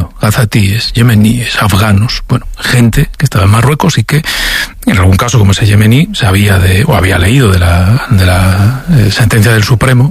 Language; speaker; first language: Spanish; native; Spanish